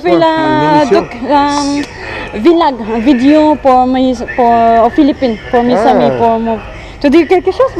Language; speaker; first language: French; non-native, learner; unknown